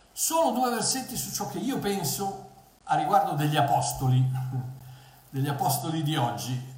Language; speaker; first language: Italian; early bilingual, heritage; Italian